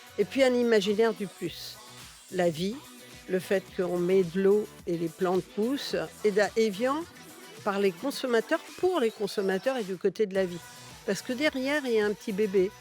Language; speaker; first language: French; early bilingual, other home language; Catalan